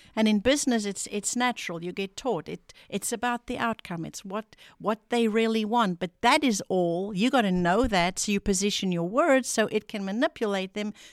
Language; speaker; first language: English; non-native, local second language; Afrikaans